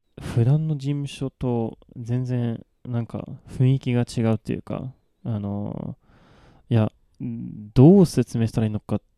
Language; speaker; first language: Japanese; non-native, fluent; Swedish